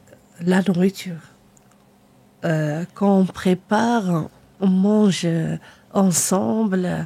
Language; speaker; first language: French; non-native, learner; Arabic